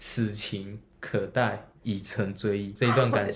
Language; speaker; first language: Chinese; native; Chinese